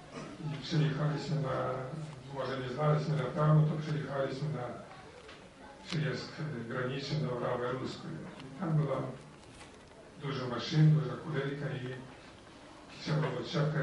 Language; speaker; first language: Polish; non-native, learner; Ukrainian